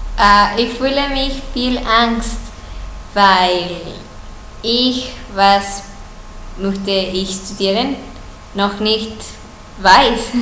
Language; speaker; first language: German; non-native, learner; Spanish